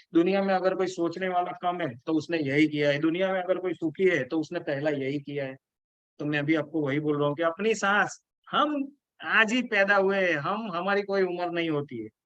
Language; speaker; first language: Hindi; native; Hindi